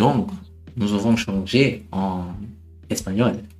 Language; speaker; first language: French; non-native, learner; German